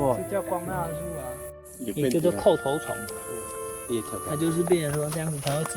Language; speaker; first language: Chinese; native; Chinese